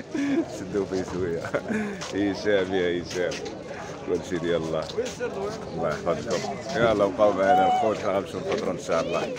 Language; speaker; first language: Arabic; native; Arabic